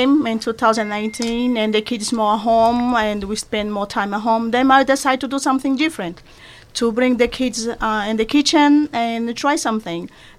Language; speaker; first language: English; non-native, learner; Portuguese